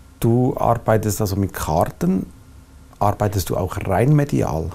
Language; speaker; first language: German; native; German